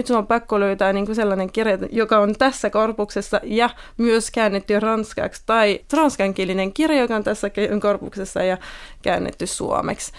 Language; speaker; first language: Finnish; non-native, fluent; French